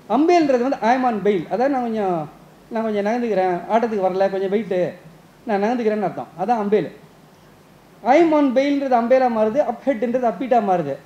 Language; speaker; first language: Tamil; native; Tamil